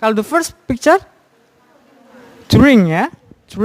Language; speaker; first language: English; non-native, fluent; Indonesian